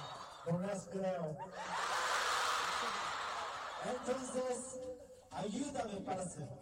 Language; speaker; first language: Spanish; non-native, learner; Korean